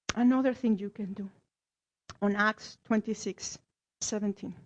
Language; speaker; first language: English; non-native, fluent; Spanish